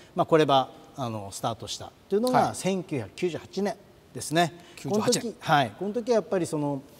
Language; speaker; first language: Japanese; native; Japanese